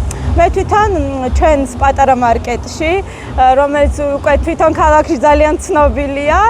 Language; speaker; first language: Georgian; native; Georgian